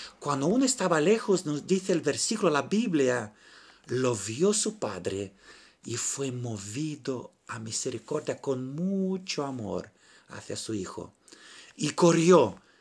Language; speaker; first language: Spanish; non-native, fluent; Romanian